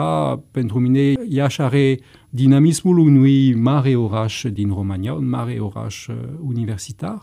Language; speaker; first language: Romanian; non-native, fluent; French